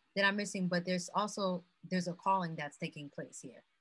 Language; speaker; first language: English; non-native, fluent; Haitian Creole